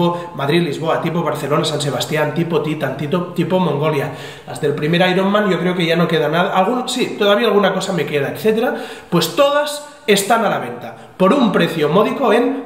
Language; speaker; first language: Spanish; native; Spanish